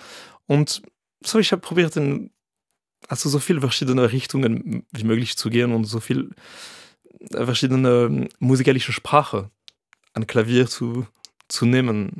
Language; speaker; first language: German; non-native, fluent; French